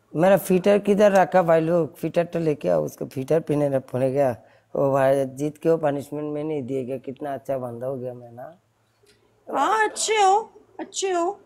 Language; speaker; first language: Hindi; non-native, learner; Bangla